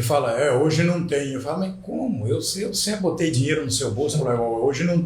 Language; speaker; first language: Portuguese; native; Portuguese